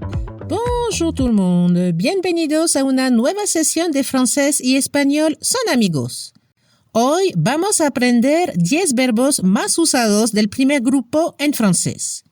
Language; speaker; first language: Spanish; non-native, fluent; French